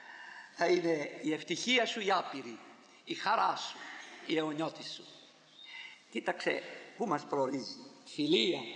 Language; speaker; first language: Greek; native; Greek